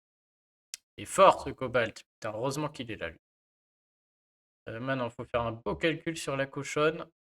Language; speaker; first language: French; native; French